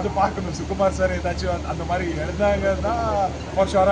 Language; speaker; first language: Tamil; non-native, local second language; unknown